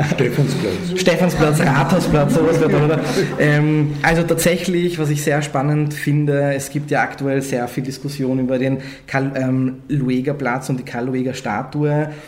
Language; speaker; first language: German; native; German